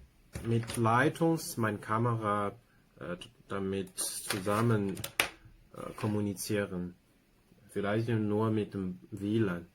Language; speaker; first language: German; non-native, learner; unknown